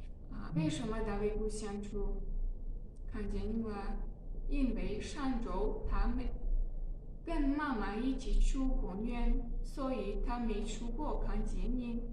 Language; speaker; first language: Chinese; non-native, learner; Tajik